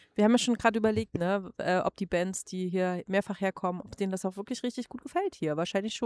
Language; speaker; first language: German; native; German